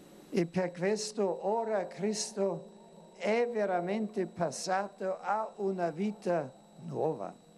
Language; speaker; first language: Italian; non-native, fluent; German